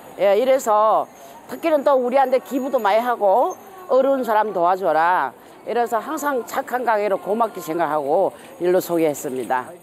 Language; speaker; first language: Korean; native; Korean